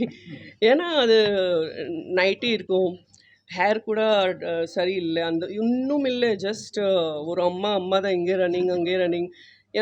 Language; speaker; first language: Tamil; non-native, fluent; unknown